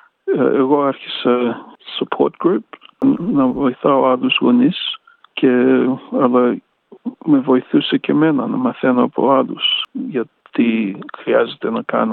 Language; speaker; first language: Greek; early bilingual, heritage; Greek